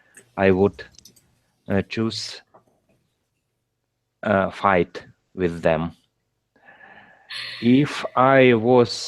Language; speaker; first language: English; non-native, learner; Russian